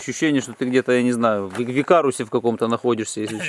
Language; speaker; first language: Russian; native; Russian